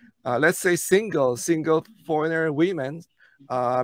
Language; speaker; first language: English; non-native, local second language; Filipino